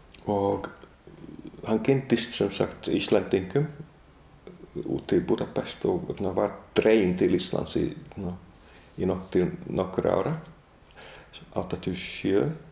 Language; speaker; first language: Icelandic; non-native, fluent; Hungarian